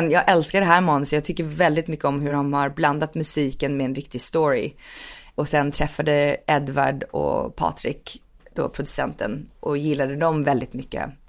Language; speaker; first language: Swedish; early bilingual, heritage; Swedish